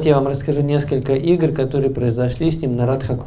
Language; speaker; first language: Russian; native; Russian